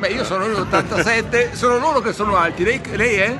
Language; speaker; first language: Italian; native; Italian